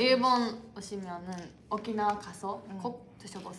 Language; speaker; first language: Korean; non-native, fluent; Japanese